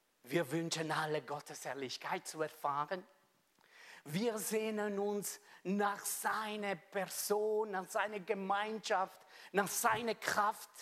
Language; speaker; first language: German; non-native, fluent; Italian